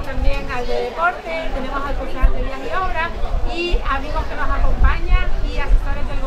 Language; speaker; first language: Spanish; native; Spanish